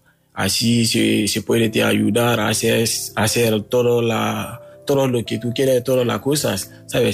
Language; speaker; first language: Spanish; non-native, learner; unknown